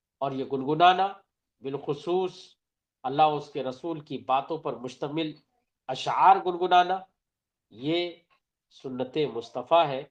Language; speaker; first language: Urdu; native; Urdu